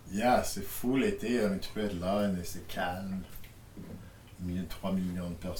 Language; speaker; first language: French; non-native, fluent; English